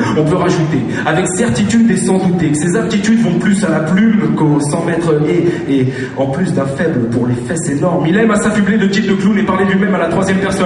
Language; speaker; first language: French; native; French